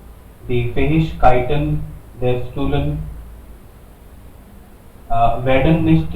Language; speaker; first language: German; non-native, learner; Hindi